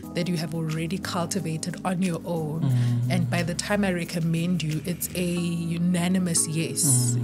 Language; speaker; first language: English; non-native, local second language; Zulu